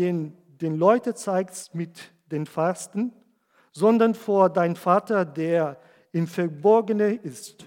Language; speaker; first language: German; non-native, fluent; Portuguese